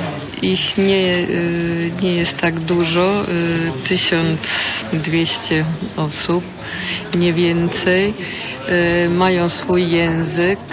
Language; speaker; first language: Polish; early bilingual, heritage; Polish